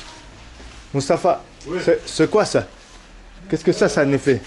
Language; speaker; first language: French; non-native, learner; Spanish